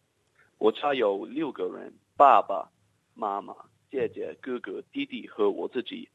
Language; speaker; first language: Chinese; non-native, learner; English